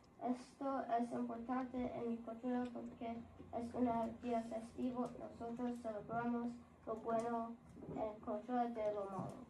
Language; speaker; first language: Spanish; non-native, learner; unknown